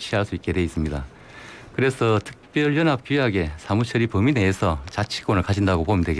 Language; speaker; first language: Korean; native; Korean